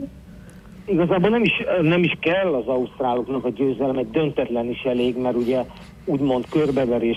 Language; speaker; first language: Hungarian; native; Hungarian